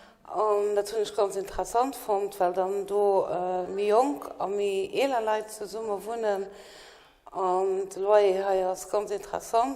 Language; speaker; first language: German; non-native, local second language; Luxembourgish